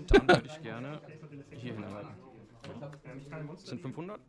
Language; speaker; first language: German; native; German